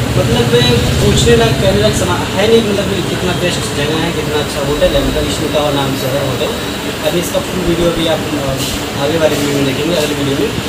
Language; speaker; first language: Hindi; native; Hindi